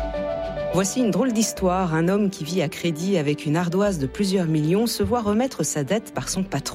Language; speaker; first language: French; native; French